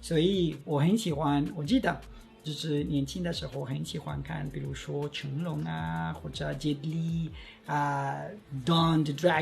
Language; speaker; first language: Chinese; non-native, fluent; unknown